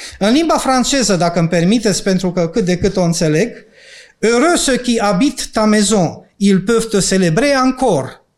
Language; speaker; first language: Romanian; non-native, local second language; Ukrainian